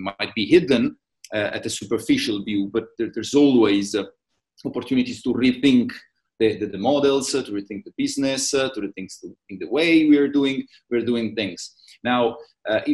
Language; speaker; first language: English; non-native, fluent; Italian